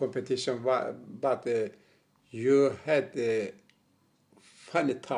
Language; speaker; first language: English; non-native, learner; Turkish